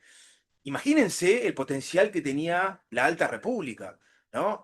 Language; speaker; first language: Spanish; native; Spanish